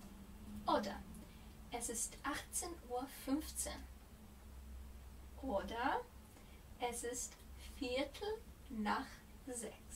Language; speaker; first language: German; non-native, fluent; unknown